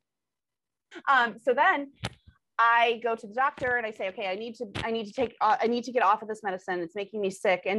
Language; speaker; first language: English; native; English